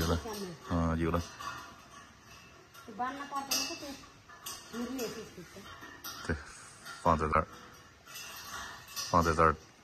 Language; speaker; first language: Chinese; native; Chinese